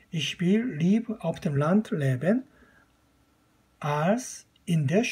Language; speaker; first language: German; non-native, fluent; Korean